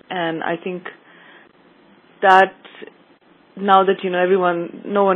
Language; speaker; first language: English; non-native, local second language; Urdu